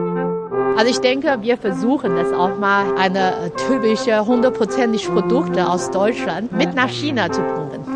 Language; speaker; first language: German; non-native, learner; Chinese